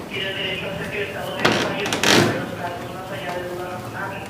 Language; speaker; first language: Spanish; non-native, fluent; English